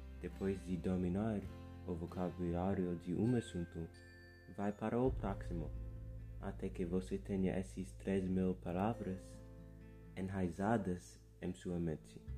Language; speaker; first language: Portuguese; non-native, fluent; English